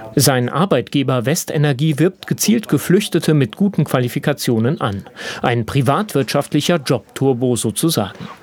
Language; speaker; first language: German; native; German